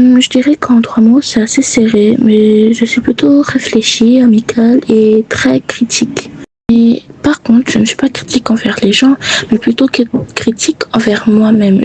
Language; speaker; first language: French; native; French